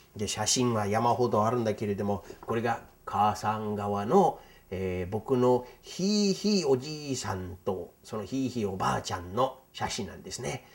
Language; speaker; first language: Japanese; non-native, fluent; English